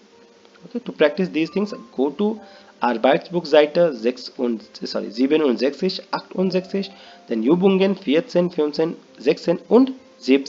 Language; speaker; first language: German; non-native, learner; Hindi